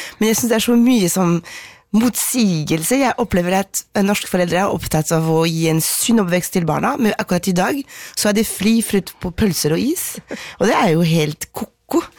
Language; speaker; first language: Norwegian; non-native, fluent; French